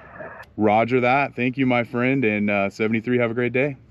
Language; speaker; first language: English; native; English